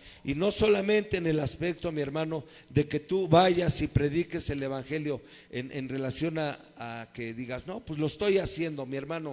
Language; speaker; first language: Spanish; native; Spanish